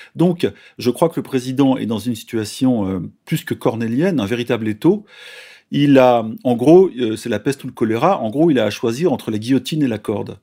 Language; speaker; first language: French; native; French